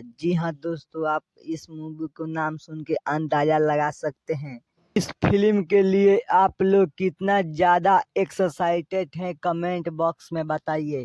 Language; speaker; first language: Hindi; non-native, local second language; Bhojpuri